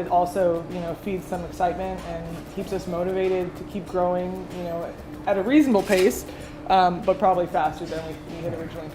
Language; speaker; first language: English; native; English